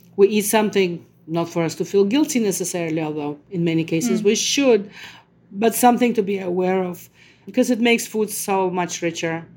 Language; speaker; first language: English; non-native, fluent; Russian